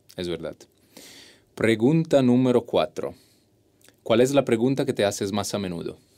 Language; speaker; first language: Spanish; non-native, fluent; Italian